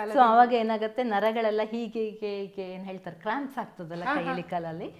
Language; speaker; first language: Kannada; native; Kannada